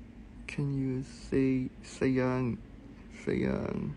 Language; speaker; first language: English; non-native, learner; Thai